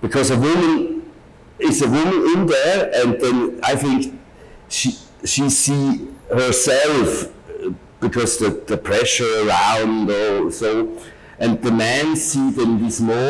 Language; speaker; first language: English; non-native, learner; German